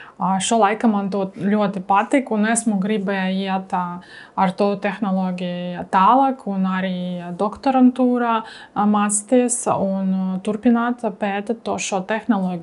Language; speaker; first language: Latvian; non-native, learner; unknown